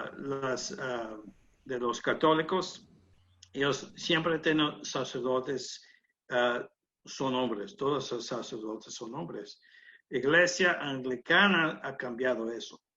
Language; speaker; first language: Spanish; non-native, learner; English